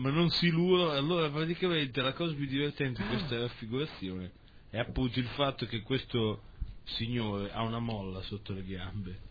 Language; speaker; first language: Italian; native; Italian